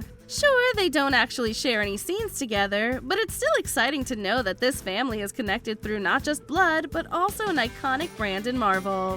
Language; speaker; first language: English; native; English